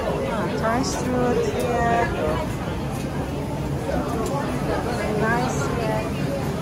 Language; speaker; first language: English; non-native, learner; Indonesian